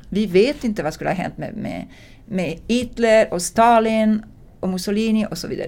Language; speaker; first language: Swedish; non-native, fluent; Italian